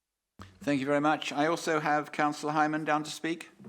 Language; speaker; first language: English; native; English